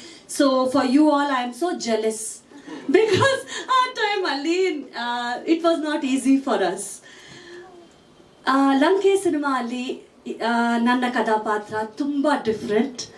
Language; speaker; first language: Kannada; non-native, fluent; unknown